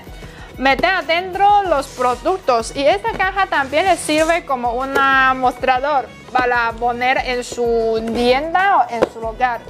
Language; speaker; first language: Spanish; non-native, learner; Chinese